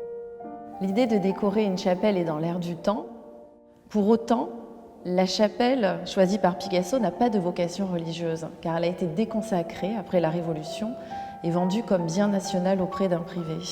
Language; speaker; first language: French; native; French